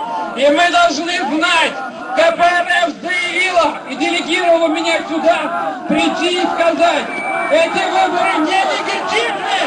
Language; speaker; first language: Russian; native; Russian